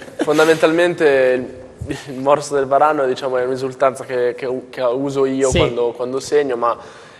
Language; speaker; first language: Italian; native; Italian